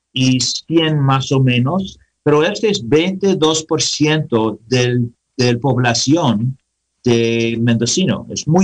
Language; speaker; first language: Spanish; non-native, learner; English